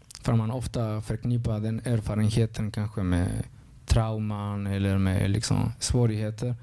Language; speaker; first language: Swedish; early bilingual, other home language; Spanish